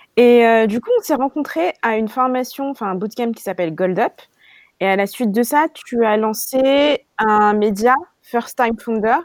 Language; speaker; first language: French; native; French